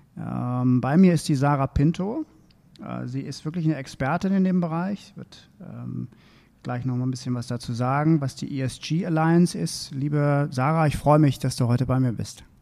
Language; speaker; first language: German; native; German